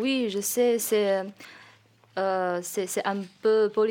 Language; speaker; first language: French; non-native, learner; Chinese